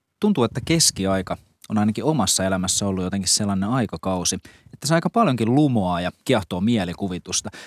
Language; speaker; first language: Finnish; native; Finnish